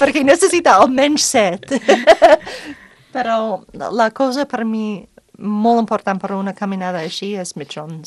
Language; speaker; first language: Catalan; non-native, fluent; English